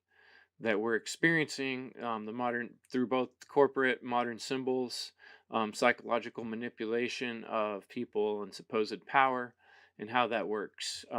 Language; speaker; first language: English; native; English